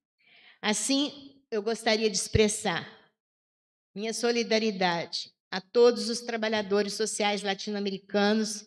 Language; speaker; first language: Portuguese; native; Portuguese